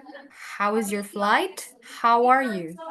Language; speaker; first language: English; non-native, fluent; Indonesian